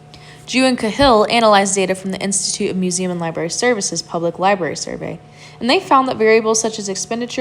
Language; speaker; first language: English; native; English